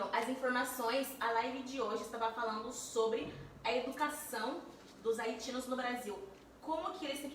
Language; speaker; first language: Portuguese; non-native, fluent; Haitian Creole